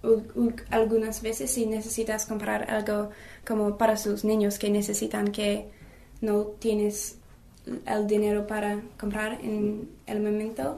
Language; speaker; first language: Spanish; non-native, learner; English